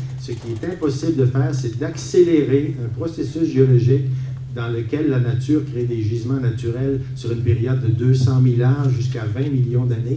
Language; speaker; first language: French; native; French